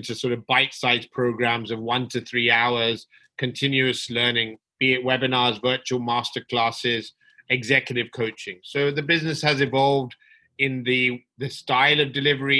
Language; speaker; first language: English; native; English